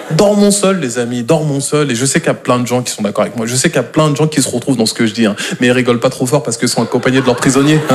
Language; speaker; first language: French; native; French